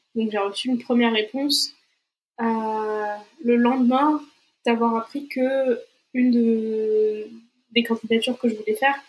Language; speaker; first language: French; non-native, fluent; Portuguese